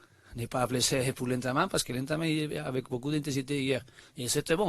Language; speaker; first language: French; non-native, learner; Spanish